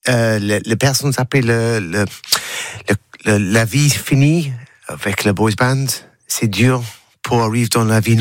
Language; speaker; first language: French; non-native, learner; English